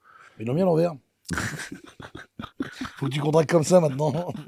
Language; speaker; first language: French; native; French